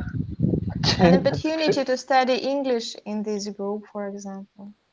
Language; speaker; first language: English; non-native, learner; Russian